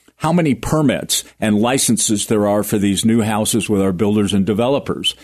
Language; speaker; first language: English; native; English